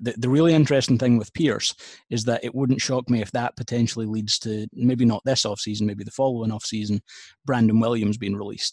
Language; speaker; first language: English; native; English